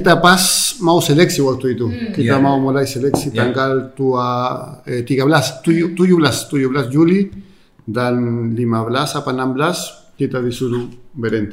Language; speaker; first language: Indonesian; non-native, fluent; Spanish